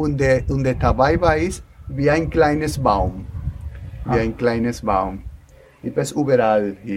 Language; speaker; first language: German; non-native, learner; Spanish